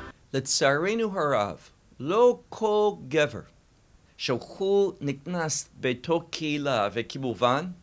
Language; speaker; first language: Hebrew; non-native, fluent; English